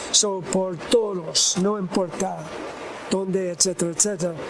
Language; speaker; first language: Spanish; non-native, learner; English